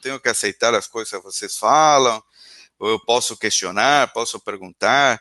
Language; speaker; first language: Portuguese; non-native, fluent; Spanish